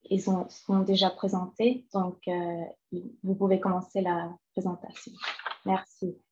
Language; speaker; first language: French; non-native, fluent; English